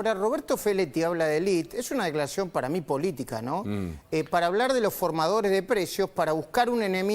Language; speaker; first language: Spanish; native; Spanish